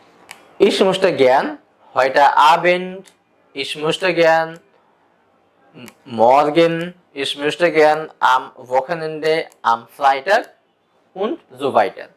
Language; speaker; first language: German; non-native, fluent; Bangla